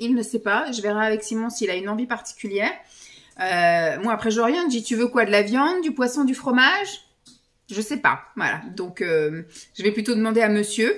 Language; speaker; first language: French; native; French